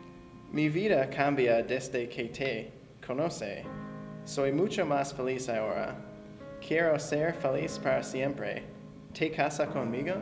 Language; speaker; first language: Spanish; non-native, learner; English